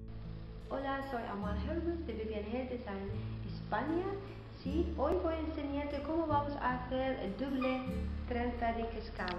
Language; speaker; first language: Spanish; non-native, learner; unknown